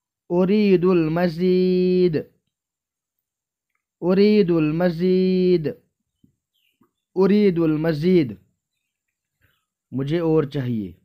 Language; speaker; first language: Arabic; non-native, fluent; Urdu